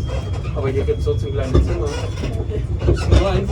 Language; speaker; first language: German; native; German